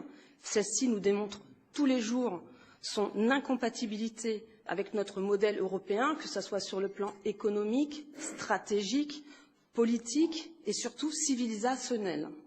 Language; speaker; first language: French; native; French